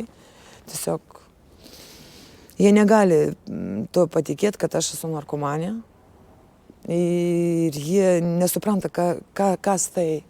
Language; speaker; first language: Lithuanian; early bilingual, other home language; Russian